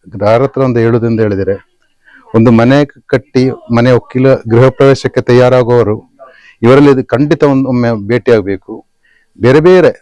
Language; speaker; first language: Kannada; native; Kannada